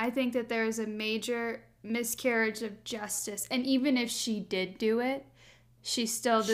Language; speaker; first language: English; native; English